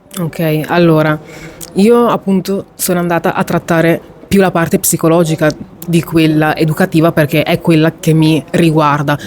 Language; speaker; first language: Italian; early bilingual, other home language; Wolof